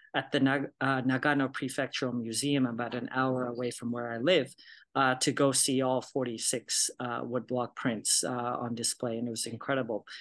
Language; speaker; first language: English; early bilingual, other home language; Japanese